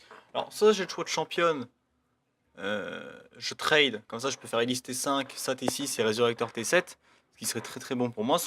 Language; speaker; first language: French; native; French